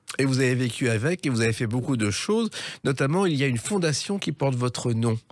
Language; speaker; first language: French; native; French